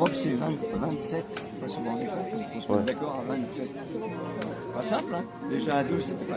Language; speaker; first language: French; native; French